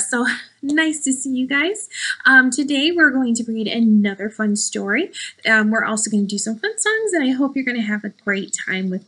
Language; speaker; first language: English; early bilingual, other home language; Spanish